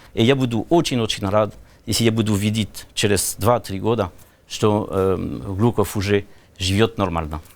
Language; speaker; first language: Russian; non-native, learner; French